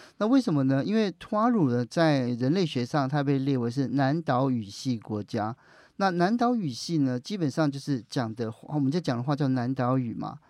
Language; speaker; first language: Chinese; native; Chinese